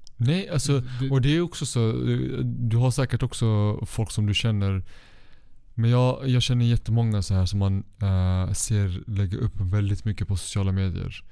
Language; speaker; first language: Swedish; early bilingual, other home language; Kurdish